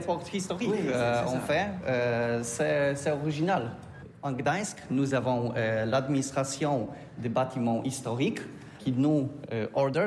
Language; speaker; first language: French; non-native, learner; Polish